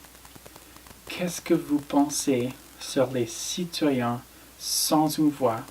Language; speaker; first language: French; non-native, learner; English